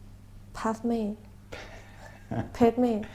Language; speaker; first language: English; non-native, learner; Thai